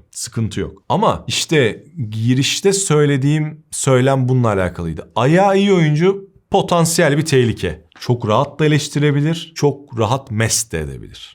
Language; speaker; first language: Turkish; native; Turkish